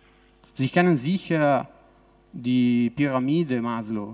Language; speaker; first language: German; non-native, local second language; Italian